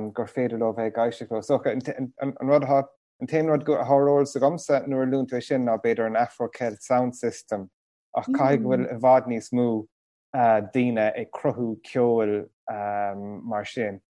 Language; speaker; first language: Irish; non-native, local second language; English